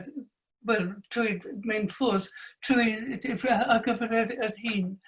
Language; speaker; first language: Welsh; non-native, fluent; English